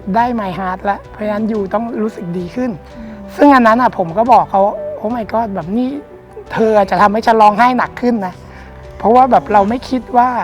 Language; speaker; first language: Thai; native; Thai